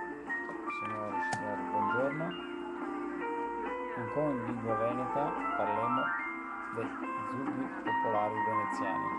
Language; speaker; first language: Italian; native; Italian